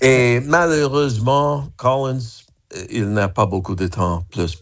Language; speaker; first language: French; non-native, fluent; English